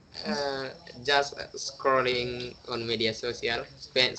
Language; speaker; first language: English; non-native, learner; Indonesian